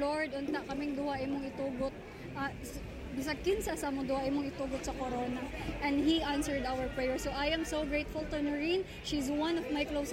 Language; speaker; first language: English; non-native, local second language; Cebuano